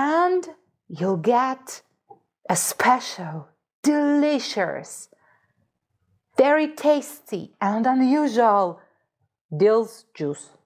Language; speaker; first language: English; non-native, fluent; Russian